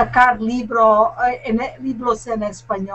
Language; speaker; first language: Spanish; non-native, learner; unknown